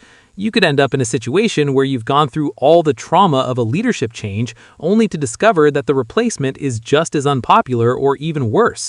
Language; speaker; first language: English; native; English